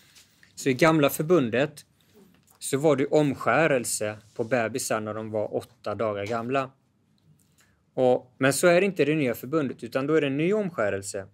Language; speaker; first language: Swedish; native; Swedish